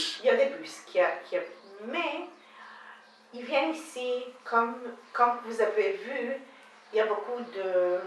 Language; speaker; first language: French; non-native, learner; Hebrew